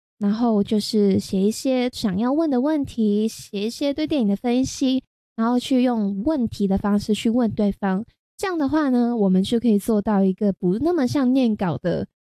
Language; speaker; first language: Chinese; non-native, local second language; Cantonese